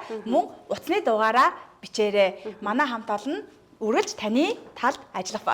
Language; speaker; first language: Mongolian; native; Mongolian